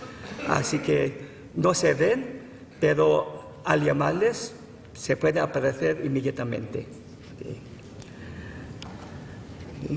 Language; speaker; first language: Spanish; non-native, fluent; Filipino